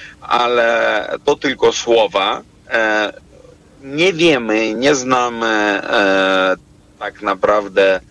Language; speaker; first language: Polish; non-native, fluent; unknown